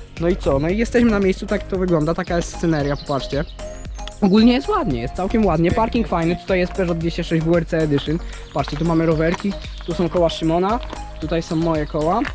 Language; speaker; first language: Polish; native; Polish